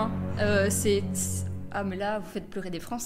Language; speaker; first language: French; native; French